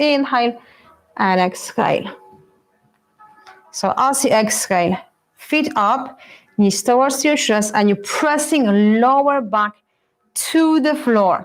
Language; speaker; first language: English; non-native, fluent; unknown